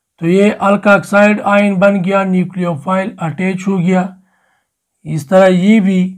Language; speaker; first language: Urdu; non-native, local second language; Pashto